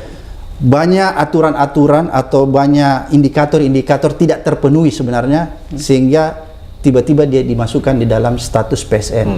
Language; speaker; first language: Indonesian; native; Indonesian